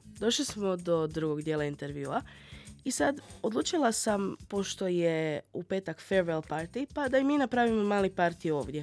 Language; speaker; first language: Serbian; native; Serbian